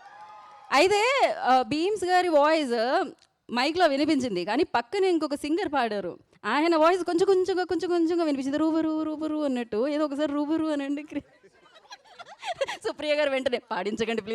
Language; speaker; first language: Telugu; native; Telugu